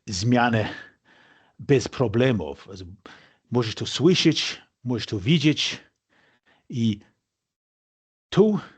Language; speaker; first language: Polish; non-native, fluent; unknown